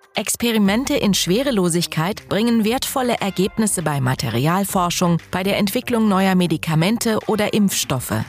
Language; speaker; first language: German; native; German